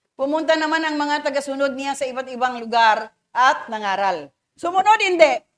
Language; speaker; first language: Filipino; native; Filipino